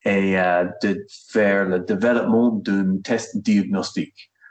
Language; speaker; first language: French; non-native, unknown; English